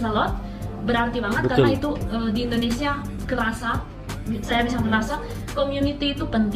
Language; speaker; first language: Indonesian; non-native, fluent; Spanish